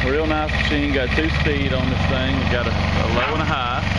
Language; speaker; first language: English; native; English